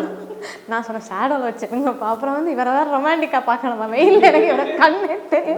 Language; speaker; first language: Tamil; native; Tamil